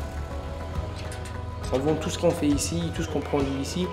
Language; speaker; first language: French; non-native, local second language; Arabic